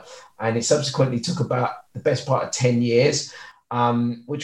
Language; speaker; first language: English; native; English